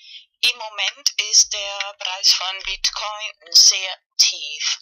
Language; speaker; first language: German; non-native, fluent; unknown